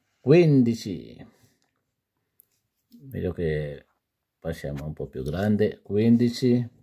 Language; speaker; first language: Italian; non-native, learner; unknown